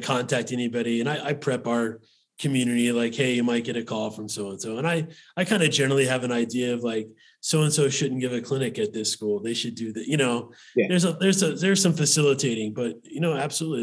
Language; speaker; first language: English; native; English